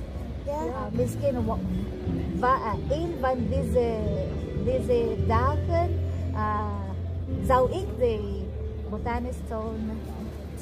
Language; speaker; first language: Dutch; non-native, learner; Filipino